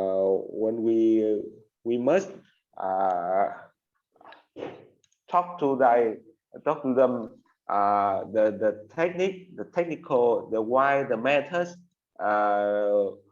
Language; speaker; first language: English; non-native, learner; Vietnamese